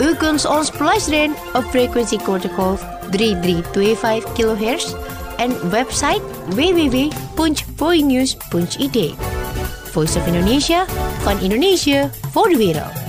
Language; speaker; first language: Dutch; non-native, fluent; Indonesian